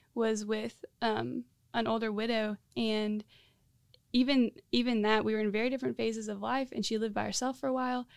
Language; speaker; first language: English; native; English